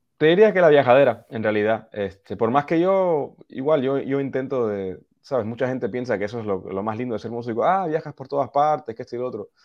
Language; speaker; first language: Spanish; early bilingual, heritage; Spanish